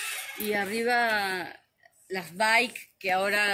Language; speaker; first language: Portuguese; non-native, learner; Spanish